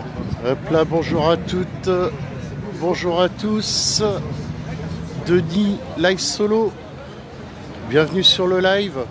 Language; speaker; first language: French; native; French